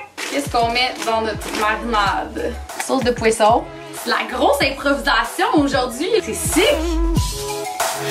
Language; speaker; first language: French; native; French